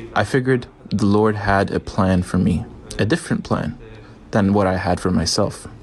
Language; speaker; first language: English; non-native, fluent; Arabic